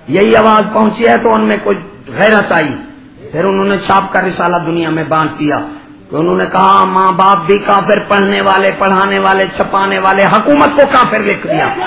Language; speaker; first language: Urdu; non-native, local second language; Punjabi